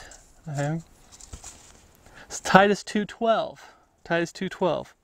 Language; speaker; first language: English; native; English